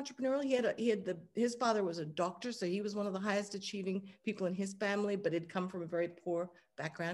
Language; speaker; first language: English; native; English